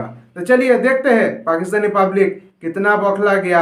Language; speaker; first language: Hindi; non-native, local second language; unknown